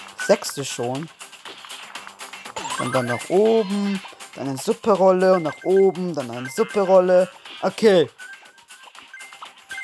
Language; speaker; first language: German; native; German